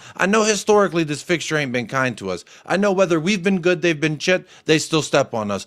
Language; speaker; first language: English; native; English